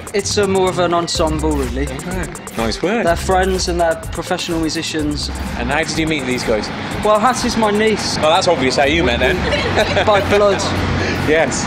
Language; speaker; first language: English; native; English